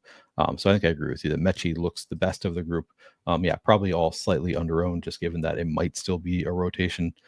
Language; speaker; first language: English; native; English